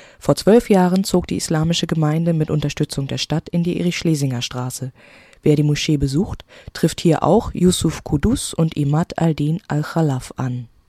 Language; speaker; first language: German; native; German